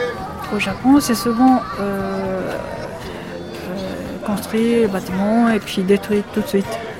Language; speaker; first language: French; non-native, learner; Japanese